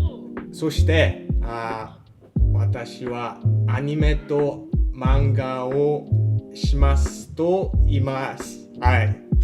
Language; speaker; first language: Japanese; non-native, learner; Korean